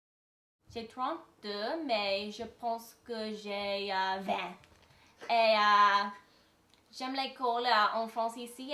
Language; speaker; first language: French; non-native, learner; English